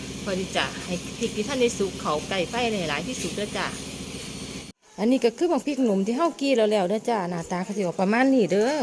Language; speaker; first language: Thai; non-native, local second language; Northeastern Thai